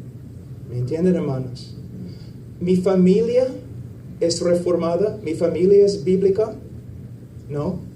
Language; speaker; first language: Spanish; non-native, fluent; English